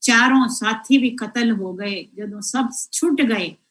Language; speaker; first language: Hindi; non-native, local second language; Punjabi